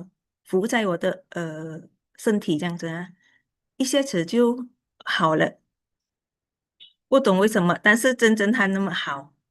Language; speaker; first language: Chinese; early bilingual, heritage; Chinese